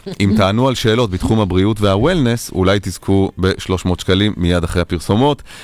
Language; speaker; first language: Hebrew; native; Hebrew